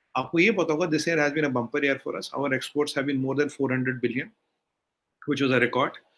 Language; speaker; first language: Hindi; native; Hindi